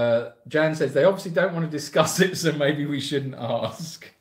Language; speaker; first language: English; native; English